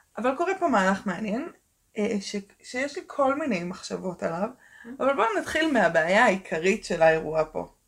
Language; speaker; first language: Hebrew; early bilingual, other home language; Russian